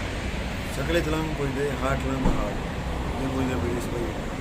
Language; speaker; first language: Filipino; non-native, learner; Punjabi